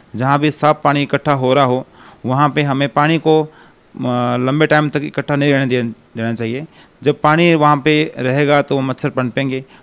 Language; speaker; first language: Hindi; native; Hindi